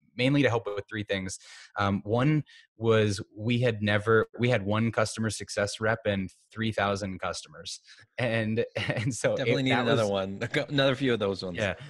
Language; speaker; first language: English; native; English